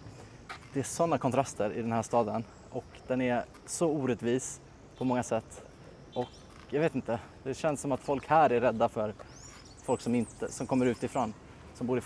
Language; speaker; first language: Swedish; native; Swedish